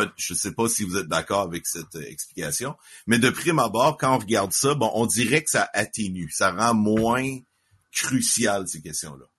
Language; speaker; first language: French; native; French